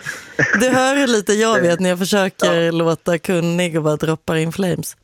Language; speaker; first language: Swedish; native; Swedish